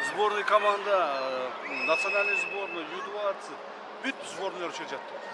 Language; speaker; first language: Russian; non-native, local second language; Kyrgyz